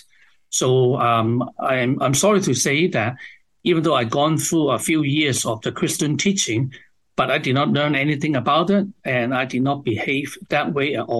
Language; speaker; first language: English; non-native, local second language; Cantonese